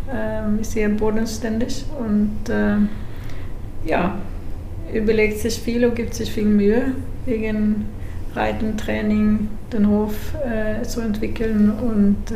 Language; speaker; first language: German; non-native, fluent; Swedish